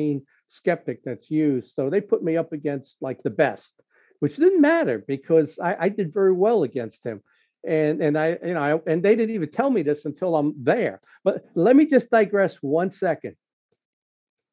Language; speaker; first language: English; native; English